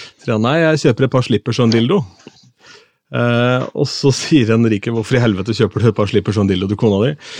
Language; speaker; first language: Norwegian; native; Norwegian